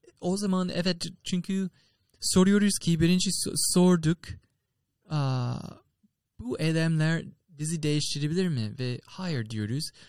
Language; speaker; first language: Turkish; non-native, fluent; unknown